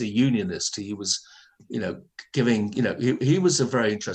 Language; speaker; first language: English; native; English